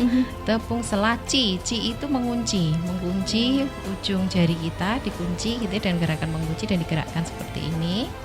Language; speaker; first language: Indonesian; native; Indonesian